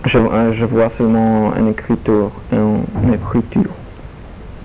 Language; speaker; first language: French; non-native, learner; Polish